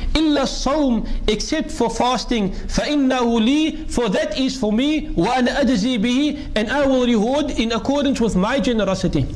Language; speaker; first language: English; native; English